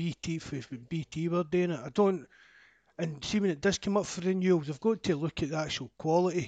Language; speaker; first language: English; native; English